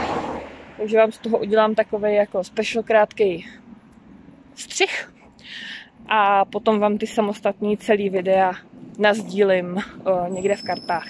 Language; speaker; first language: Czech; native; Czech